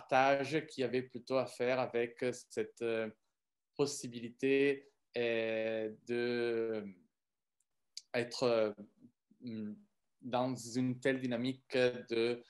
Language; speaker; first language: French; non-native, fluent; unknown